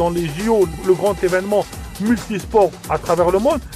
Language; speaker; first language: French; non-native, local second language; Arabic